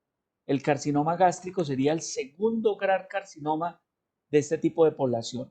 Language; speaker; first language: Spanish; native; Spanish